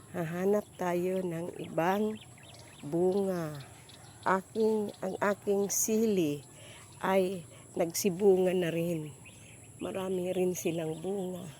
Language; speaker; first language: Filipino; native; Filipino